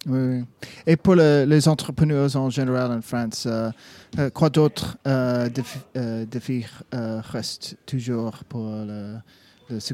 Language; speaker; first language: French; non-native, learner; English